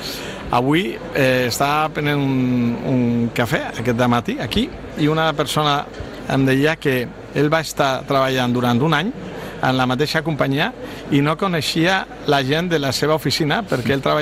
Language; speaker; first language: Catalan; non-native, local second language; Spanish